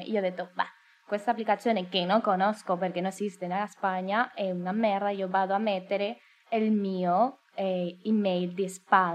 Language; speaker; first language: Italian; non-native, learner; Spanish